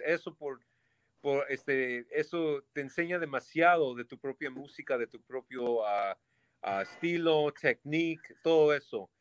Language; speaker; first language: Spanish; early bilingual, heritage; Spanish